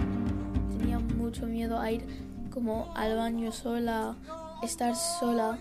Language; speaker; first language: Spanish; early bilingual, other home language; Arabic